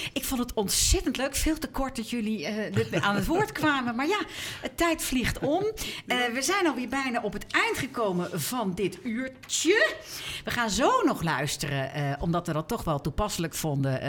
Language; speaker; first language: Dutch; native; Dutch